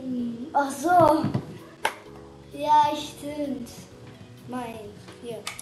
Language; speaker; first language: German; non-native, learner; Portuguese